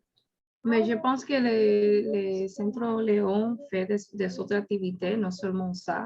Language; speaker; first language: French; non-native, learner; Spanish